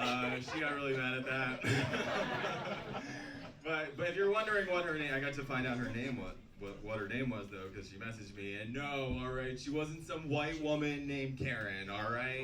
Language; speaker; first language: English; native; English